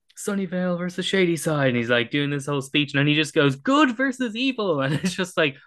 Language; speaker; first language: English; native; English